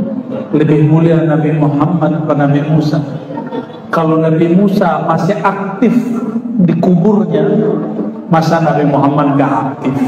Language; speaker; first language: Indonesian; native; Indonesian